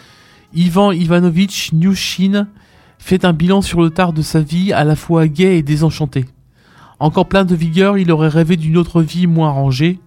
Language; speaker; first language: French; native; French